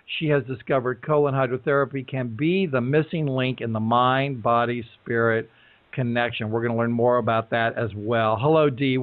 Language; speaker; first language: English; native; English